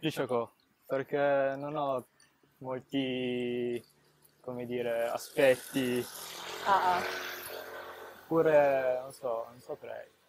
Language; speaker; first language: Italian; early bilingual, other home language; Filipino